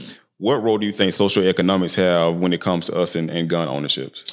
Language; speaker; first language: English; native; English